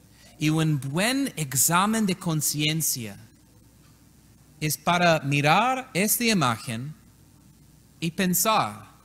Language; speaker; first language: Spanish; non-native, learner; English